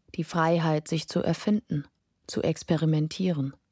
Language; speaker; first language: German; non-native, fluent; Lithuanian